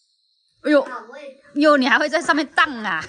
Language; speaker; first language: Chinese; native; Chinese